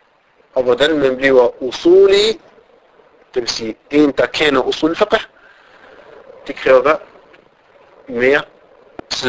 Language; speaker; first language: Danish; non-native, fluent; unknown